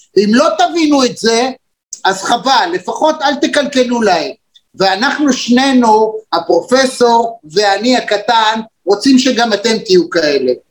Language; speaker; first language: Hebrew; native; Hebrew